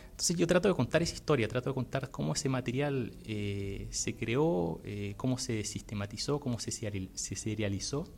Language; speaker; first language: Spanish; native; Spanish